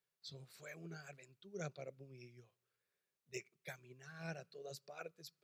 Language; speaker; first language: Spanish; early bilingual, heritage; English